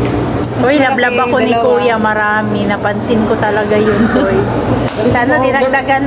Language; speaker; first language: Filipino; non-native, local second language; Cebuano